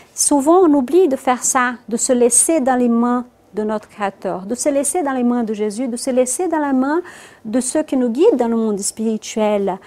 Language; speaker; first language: French; non-native, fluent; Portuguese